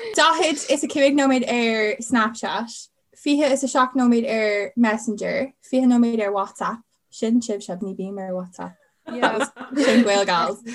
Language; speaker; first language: Irish; non-native, local second language; English